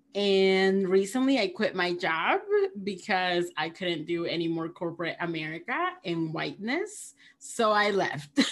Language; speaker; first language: English; early bilingual, other home language; Spanish